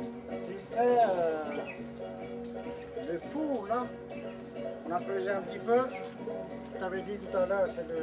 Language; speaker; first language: French; non-native, local second language; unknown